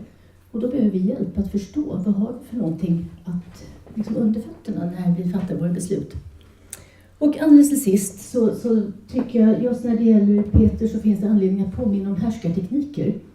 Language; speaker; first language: Swedish; native; Swedish